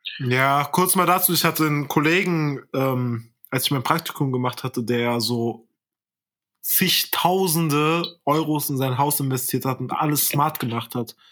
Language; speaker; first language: German; early bilingual, other home language; Turkish